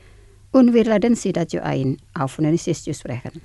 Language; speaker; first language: German; non-native, fluent; Indonesian